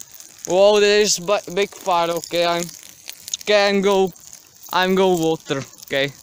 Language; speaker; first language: English; non-native, learner; Czech